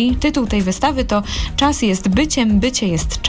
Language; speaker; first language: Polish; native; Polish